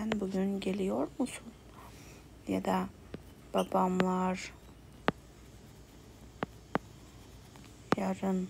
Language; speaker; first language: Turkish; non-native, fluent; Kara-Kalpak